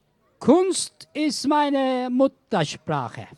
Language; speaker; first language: German; non-native, learner; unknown